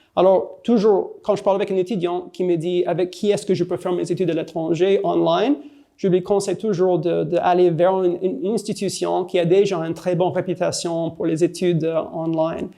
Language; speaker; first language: French; non-native, fluent; English